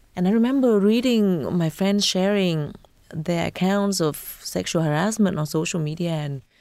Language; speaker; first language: English; non-native, fluent; Vietnamese